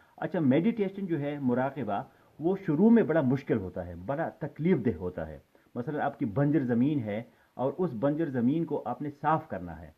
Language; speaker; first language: Urdu; non-native, local second language; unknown